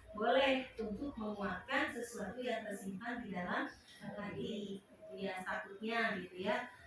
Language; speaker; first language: Indonesian; non-native, local second language; Sundanese